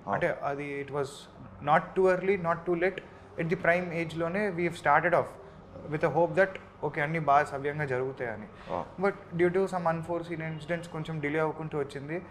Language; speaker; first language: Telugu; native; Telugu